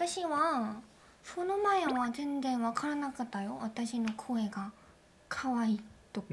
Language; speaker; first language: Japanese; non-native, learner; Korean